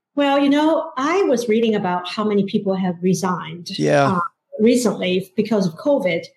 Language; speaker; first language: English; non-native, fluent; Chinese